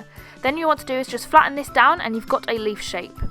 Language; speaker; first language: English; native; English